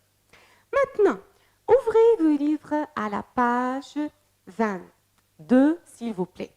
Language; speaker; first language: French; non-native, fluent; Arabic